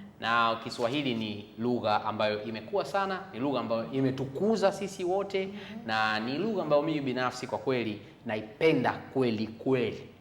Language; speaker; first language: Swahili; native; Swahili